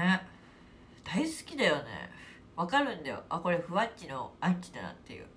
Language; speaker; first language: Japanese; native; Japanese